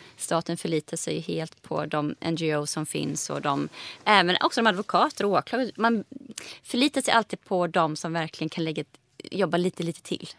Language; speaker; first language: Swedish; early bilingual, other home language; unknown